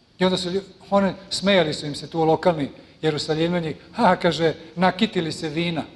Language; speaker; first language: Serbian; early bilingual, heritage; Serbian